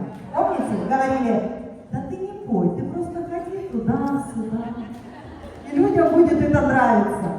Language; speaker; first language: Russian; native; Russian